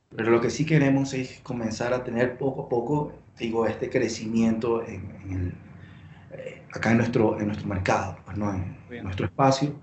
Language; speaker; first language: Spanish; native; Spanish